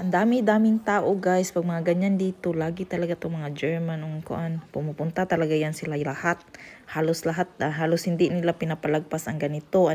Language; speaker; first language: Filipino; non-native, local second language; Cebuano